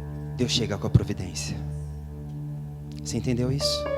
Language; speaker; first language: Portuguese; native; Portuguese